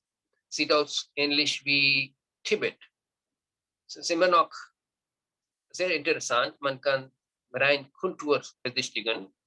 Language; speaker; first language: German; non-native, learner; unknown